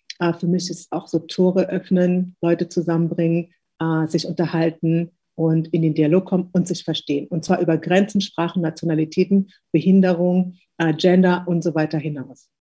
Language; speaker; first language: German; early bilingual, other home language; Tigrinya